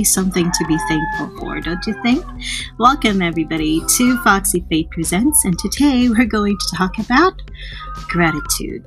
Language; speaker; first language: English; non-native, local second language; Filipino